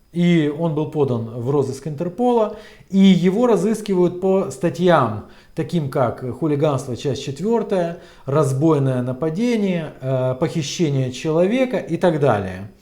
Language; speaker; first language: Russian; native; Russian